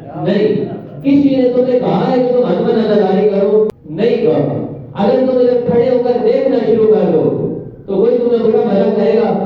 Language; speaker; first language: Urdu; non-native, local second language; Punjabi